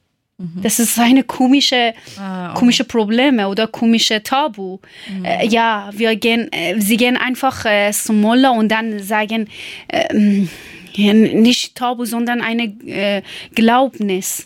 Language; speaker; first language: German; non-native, learner; Persian